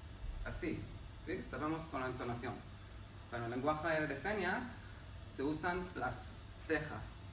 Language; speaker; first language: Spanish; non-native, learner; Hebrew